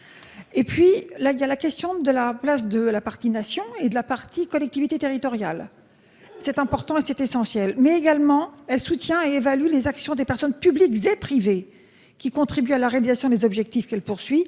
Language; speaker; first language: French; native; French